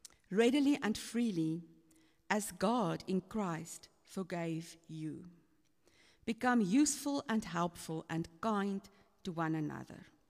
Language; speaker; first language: English; non-native, local second language; Afrikaans